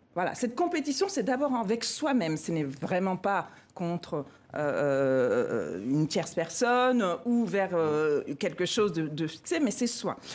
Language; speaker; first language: French; non-native, local second language; Bambara